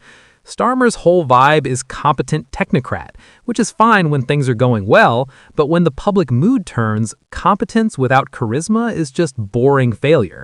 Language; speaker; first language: English; native; English